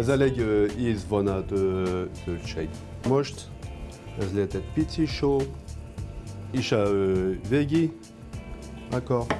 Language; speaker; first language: Hungarian; non-native, learner; French